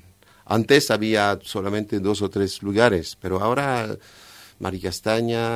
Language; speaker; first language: Spanish; non-native, fluent; French